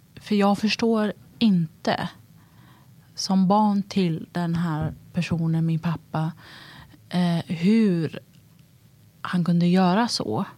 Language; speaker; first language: Swedish; early bilingual, other home language; Tigrinya